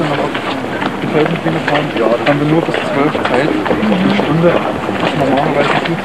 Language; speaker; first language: German; native; German